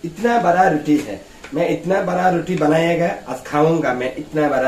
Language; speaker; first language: Hindi; non-native, learner; Bangla